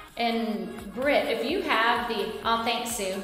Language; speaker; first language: English; native; English